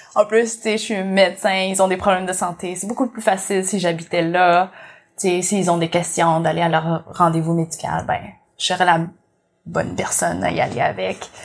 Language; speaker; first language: French; early bilingual, other home language; Vietnamese